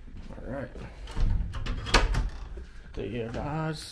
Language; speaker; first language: English; native; English